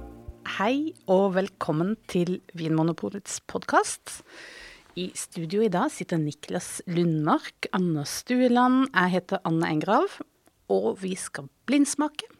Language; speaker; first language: Norwegian; native; Norwegian